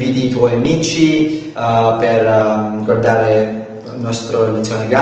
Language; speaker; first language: Italian; non-native, learner; English